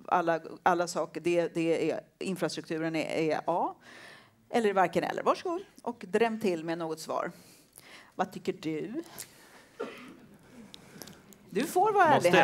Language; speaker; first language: Swedish; native; Swedish